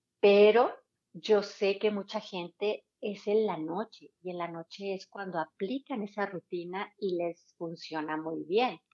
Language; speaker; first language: Spanish; native; Spanish